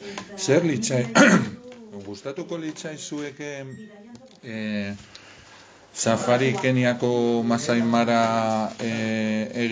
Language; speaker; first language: Basque; non-native, learner; Spanish